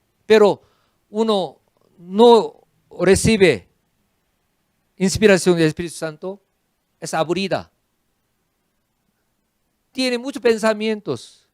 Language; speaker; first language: Spanish; non-native, fluent; Korean